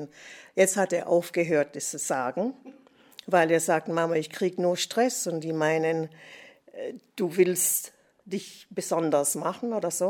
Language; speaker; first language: German; non-native, fluent; English